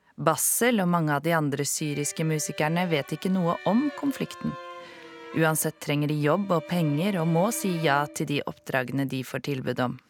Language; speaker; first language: Norwegian; native; Norwegian